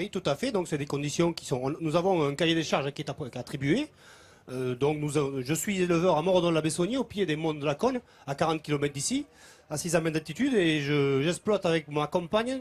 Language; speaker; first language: French; native; French